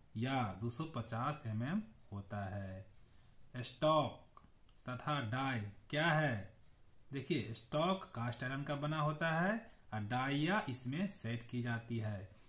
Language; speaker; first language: Hindi; native; Hindi